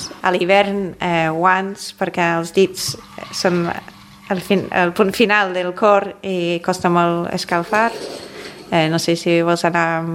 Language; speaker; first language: Catalan; non-native, fluent; English